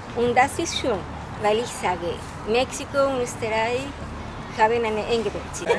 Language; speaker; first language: German; non-native, fluent; Spanish